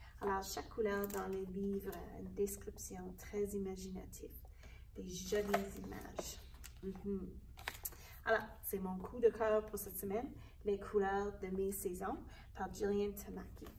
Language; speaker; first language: French; non-native, fluent; English